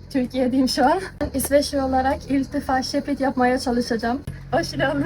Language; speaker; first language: Turkish; non-native, learner; Swedish